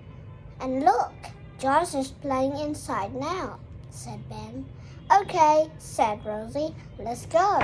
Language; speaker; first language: English; non-native, learner; Vietnamese